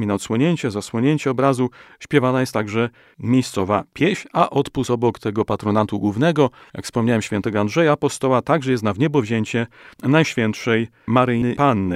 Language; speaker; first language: Polish; native; Polish